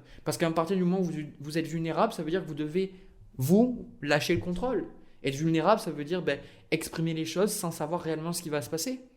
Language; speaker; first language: French; native; French